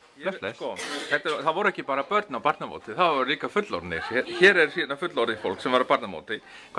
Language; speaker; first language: Icelandic; native; Icelandic